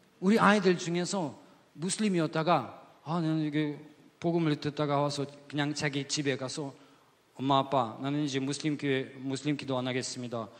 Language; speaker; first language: Korean; non-native, fluent; Russian